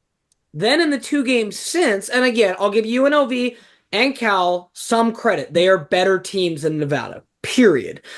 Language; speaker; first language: English; native; English